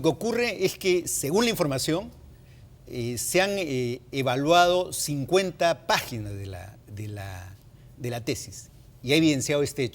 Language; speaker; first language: Spanish; native; Spanish